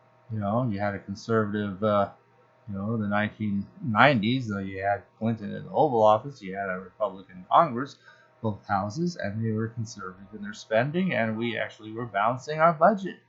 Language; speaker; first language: English; native; English